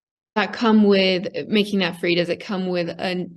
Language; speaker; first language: English; native; English